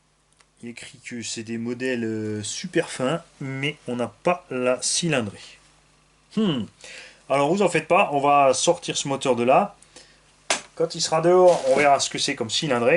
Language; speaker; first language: French; native; French